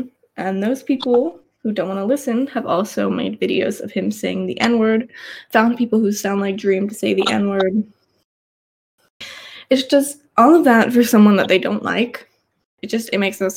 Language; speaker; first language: English; native; English